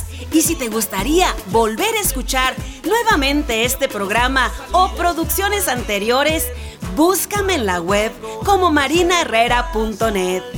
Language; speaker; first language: Spanish; native; Spanish